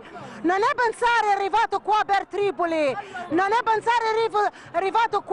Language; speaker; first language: Italian; non-native, learner; Arabic